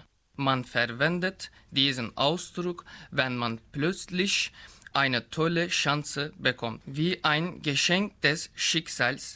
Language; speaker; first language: German; non-native, learner; Turkish